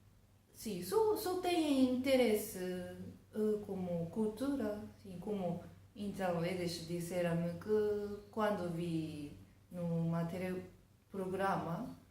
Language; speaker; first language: Portuguese; non-native, fluent; Japanese